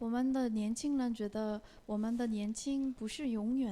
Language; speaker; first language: Chinese; non-native, fluent; Korean